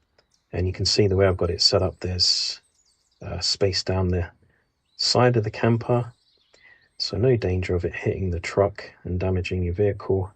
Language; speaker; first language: English; native; English